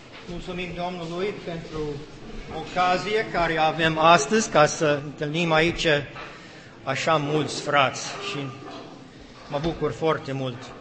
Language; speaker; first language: Romanian; non-native, learner; English